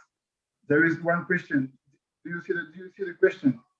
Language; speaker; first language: English; non-native, learner; French